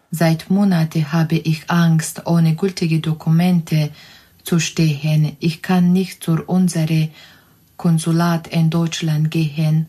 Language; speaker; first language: German; non-native, learner; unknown